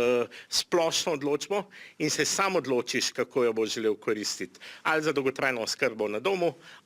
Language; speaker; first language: Slovenian; native; Slovenian